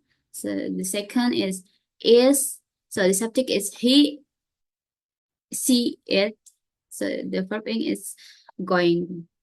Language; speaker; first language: English; non-native, learner; Indonesian